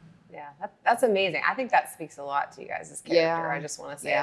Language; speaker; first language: English; native; English